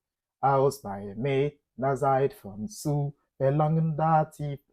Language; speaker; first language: German; non-native, fluent; French